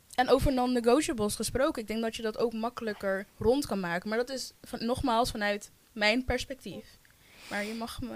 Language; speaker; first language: Dutch; early bilingual, other home language; French